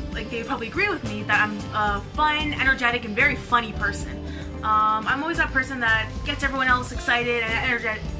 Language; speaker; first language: English; native; English